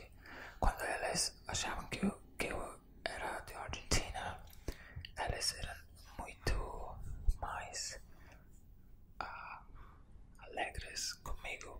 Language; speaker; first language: Portuguese; non-native, learner; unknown